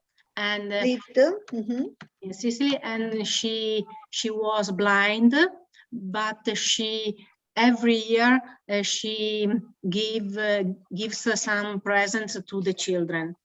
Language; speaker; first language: English; non-native, learner; Italian